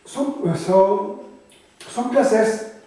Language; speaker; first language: Spanish; non-native, fluent; French